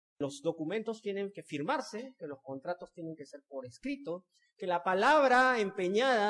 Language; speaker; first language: Spanish; native; Spanish